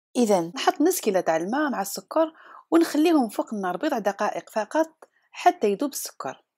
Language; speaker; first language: Arabic; native; Arabic